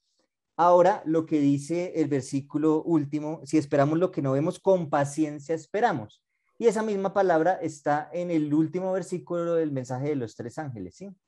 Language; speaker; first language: Spanish; native; Spanish